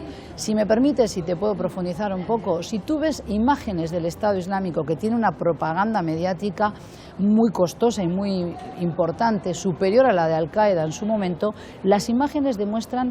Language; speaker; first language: Spanish; native; Spanish